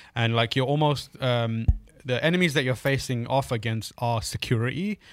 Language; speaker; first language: English; native; English